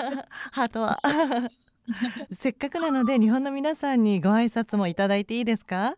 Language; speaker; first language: Japanese; native; Japanese